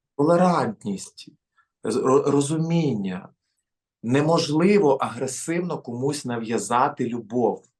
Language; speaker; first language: Ukrainian; native; Ukrainian